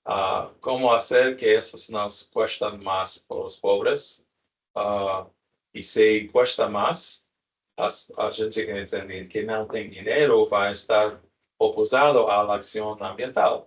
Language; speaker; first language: Spanish; non-native, learner; English